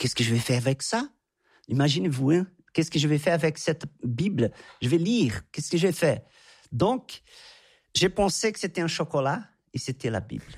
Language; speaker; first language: French; non-native, fluent; Portuguese